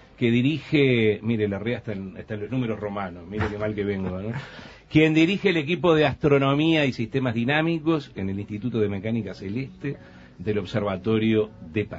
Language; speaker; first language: Spanish; native; Spanish